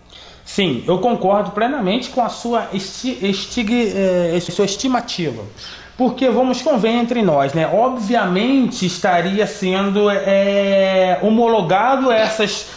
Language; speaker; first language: Portuguese; native; Portuguese